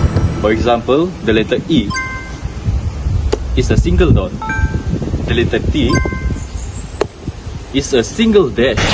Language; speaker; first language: English; non-native, learner; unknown